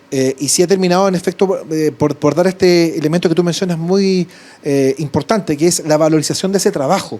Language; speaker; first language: Spanish; native; Spanish